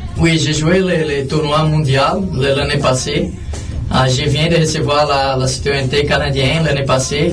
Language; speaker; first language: French; non-native, learner; Portuguese